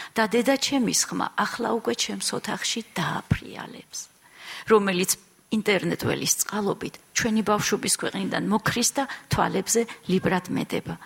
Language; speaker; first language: Georgian; native; Georgian